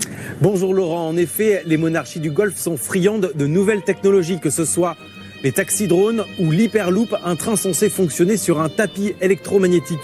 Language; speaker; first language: French; native; French